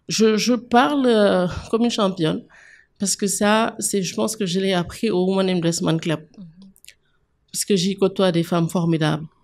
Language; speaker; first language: French; non-native, local second language; Wolof